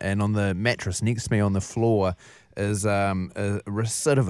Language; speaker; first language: English; native; English